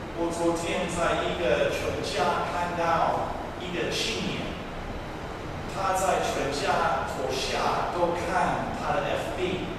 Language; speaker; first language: Chinese; non-native, fluent; English